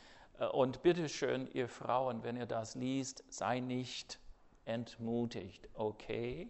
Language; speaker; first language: German; non-native, fluent; English